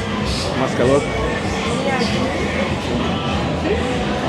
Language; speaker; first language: Spanish; non-native, learner; English